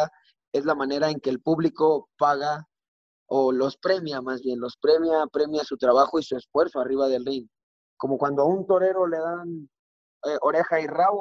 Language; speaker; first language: English; non-native, learner; Spanish